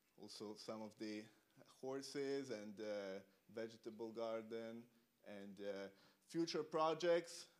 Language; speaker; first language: English; non-native, fluent; Italian